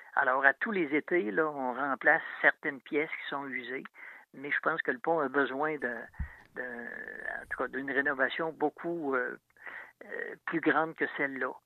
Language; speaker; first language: French; native; French